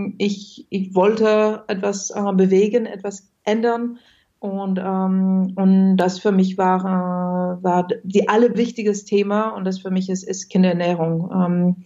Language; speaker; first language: German; non-native, fluent; French